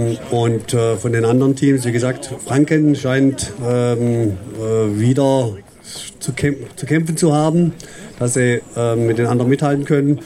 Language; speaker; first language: German; native; German